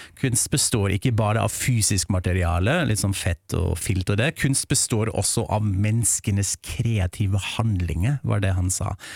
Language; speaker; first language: Norwegian; non-native, fluent; German